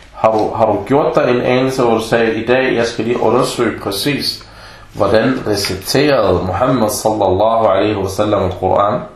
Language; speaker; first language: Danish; non-native, fluent; Arabic